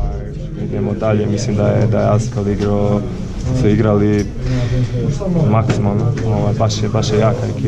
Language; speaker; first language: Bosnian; early bilingual, heritage; Croatian